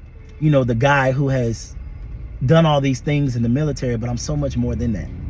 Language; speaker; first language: English; native; English